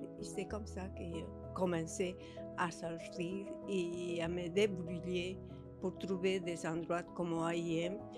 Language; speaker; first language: French; early bilingual, other home language; Spanish